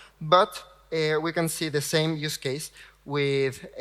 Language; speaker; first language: English; non-native, fluent; Spanish